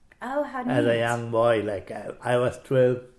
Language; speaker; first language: English; non-native, local second language; Sinhala